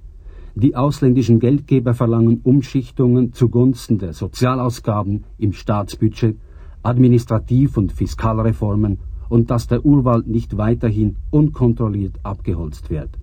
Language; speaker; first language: German; native; German